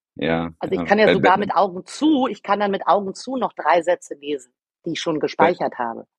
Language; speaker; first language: German; native; German